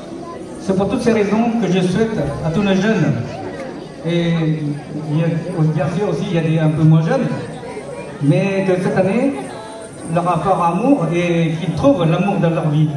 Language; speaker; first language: French; early bilingual, other home language; Hmong